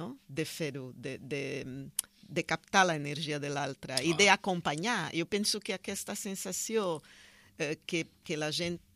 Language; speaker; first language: Catalan; non-native, fluent; Portuguese